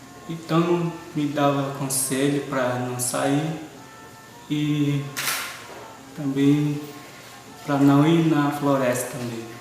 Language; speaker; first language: Portuguese; non-native, local second language; Guarani